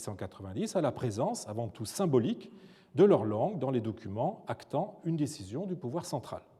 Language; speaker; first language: French; native; French